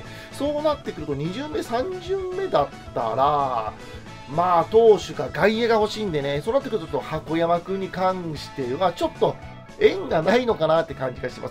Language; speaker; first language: Japanese; native; Japanese